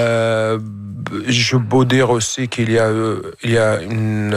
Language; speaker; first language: French; non-native, fluent; Arabic